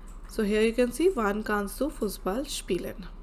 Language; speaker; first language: German; non-native, learner; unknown